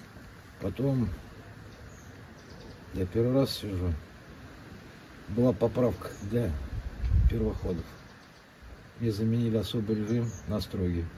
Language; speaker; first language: Russian; native; Russian